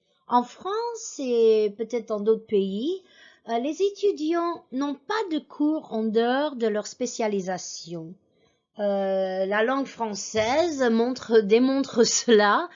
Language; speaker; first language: French; non-native, fluent; English